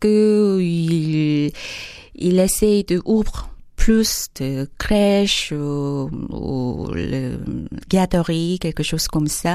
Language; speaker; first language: French; non-native, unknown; Korean